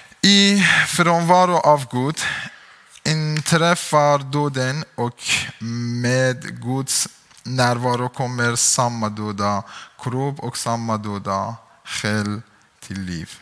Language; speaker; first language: Swedish; non-native, learner; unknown